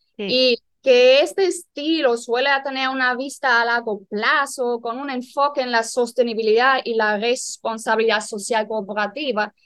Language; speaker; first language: Spanish; non-native, fluent; German